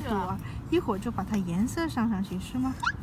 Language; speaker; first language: Chinese; native; Chinese